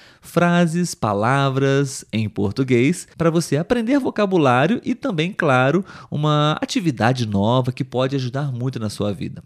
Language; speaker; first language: Portuguese; native; Portuguese